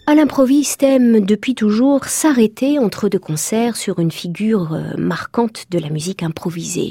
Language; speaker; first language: French; native; French